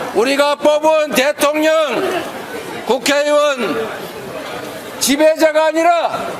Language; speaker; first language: Korean; native; Korean